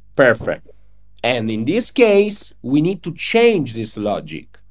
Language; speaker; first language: English; non-native, learner; Italian